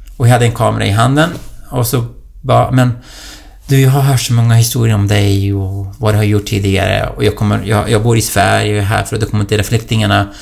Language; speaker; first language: Swedish; non-native, fluent; Kurdish